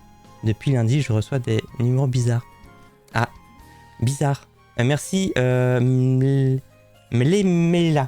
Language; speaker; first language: French; native; French